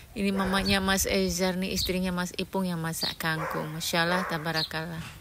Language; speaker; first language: Indonesian; non-native, local second language; Javanese